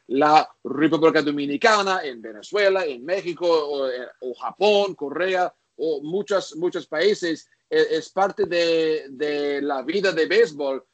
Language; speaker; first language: Spanish; non-native, learner; English